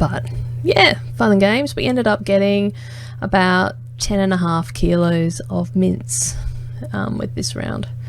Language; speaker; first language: English; native; English